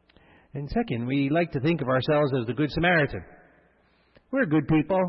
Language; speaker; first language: English; native; English